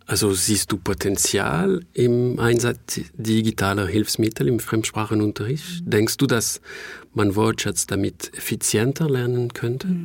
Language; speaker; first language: German; non-native, fluent; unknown